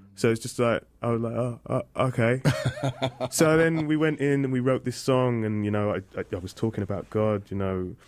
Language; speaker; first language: English; native; English